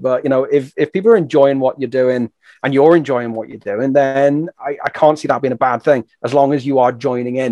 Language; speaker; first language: English; native; English